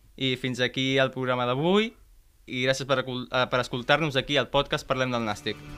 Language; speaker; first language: Catalan; native; Catalan